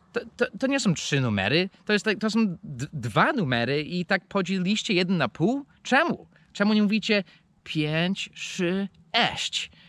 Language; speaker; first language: Polish; non-native, fluent; English